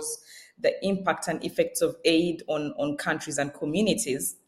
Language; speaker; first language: English; non-native, local second language; Ganda